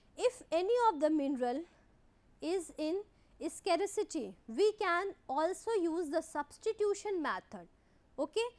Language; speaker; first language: English; non-native, local second language; Hindi